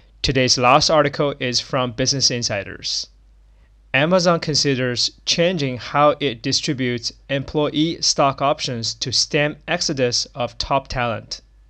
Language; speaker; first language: English; non-native, fluent; Chinese